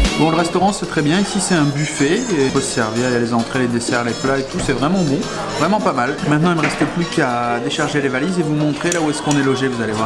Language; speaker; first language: French; native; French